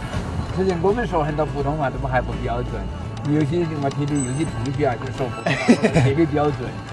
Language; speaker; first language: Chinese; native; Chinese